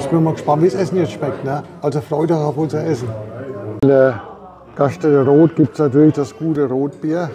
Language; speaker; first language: German; native; German